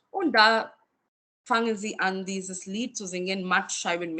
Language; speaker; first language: German; non-native, fluent; Marathi